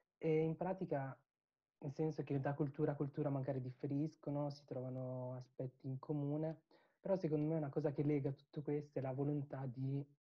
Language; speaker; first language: Italian; early bilingual, other home language; Tamil